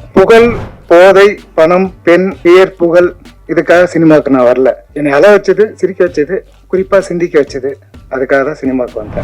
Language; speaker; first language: Tamil; native; Tamil